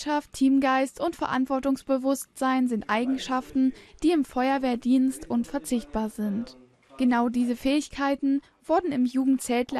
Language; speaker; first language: German; native; German